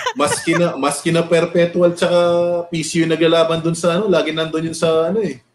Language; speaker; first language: Filipino; native; Filipino